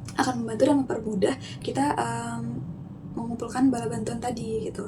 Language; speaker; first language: Indonesian; native; Indonesian